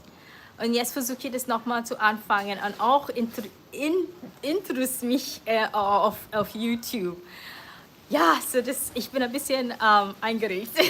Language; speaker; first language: German; non-native, learner; English